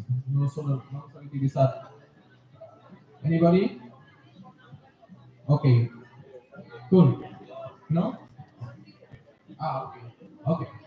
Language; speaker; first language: Spanish; non-native, learner; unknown